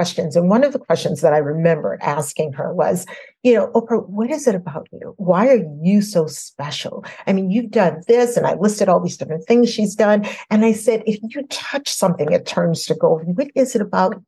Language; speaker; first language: English; native; English